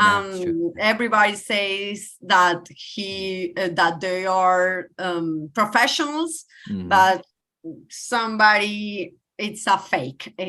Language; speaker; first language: English; non-native, learner; Spanish